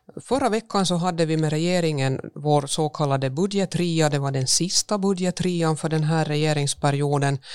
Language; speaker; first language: Swedish; native; Swedish